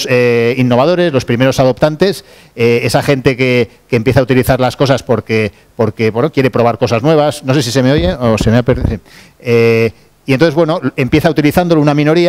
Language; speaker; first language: Spanish; native; Spanish